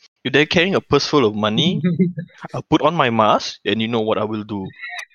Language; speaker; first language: English; non-native, local second language; Malay